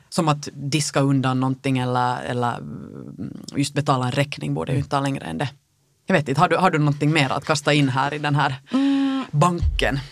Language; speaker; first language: Swedish; native; Swedish